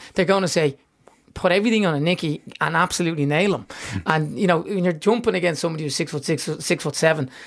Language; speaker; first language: English; native; English